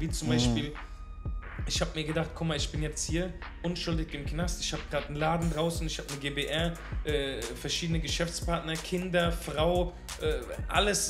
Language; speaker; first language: German; native; German